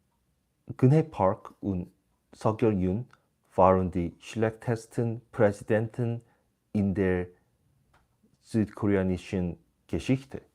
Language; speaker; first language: German; non-native, learner; Korean